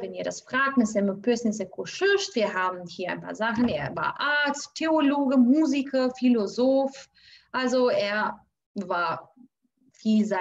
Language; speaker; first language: German; non-native, fluent; Albanian